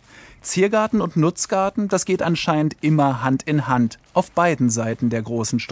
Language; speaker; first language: German; native; German